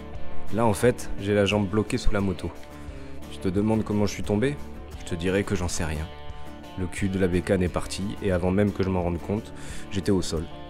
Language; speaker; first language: French; native; French